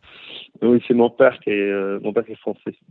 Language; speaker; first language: French; early bilingual, heritage; Hebrew